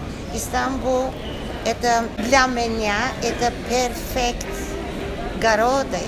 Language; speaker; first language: Russian; non-native, learner; Turkish